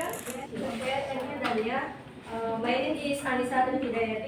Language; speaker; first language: English; non-native, learner; Indonesian